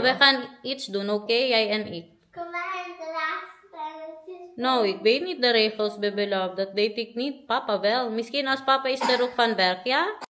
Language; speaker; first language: Dutch; non-native, learner; Filipino